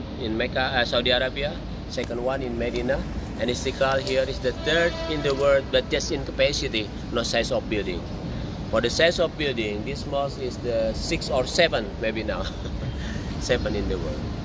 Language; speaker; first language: English; non-native, fluent; Indonesian